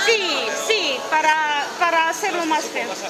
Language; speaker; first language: Spanish; non-native, learner; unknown